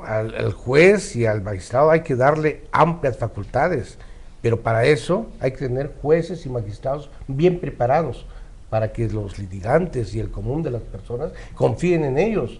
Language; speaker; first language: Spanish; native; Spanish